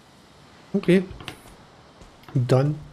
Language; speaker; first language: English; non-native, learner; German